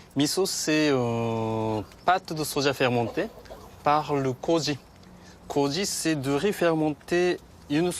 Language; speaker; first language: French; non-native, learner; Japanese